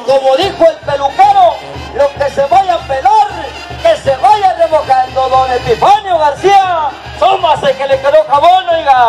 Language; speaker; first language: Spanish; native; Spanish